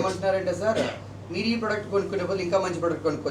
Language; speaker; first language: Telugu; native; Telugu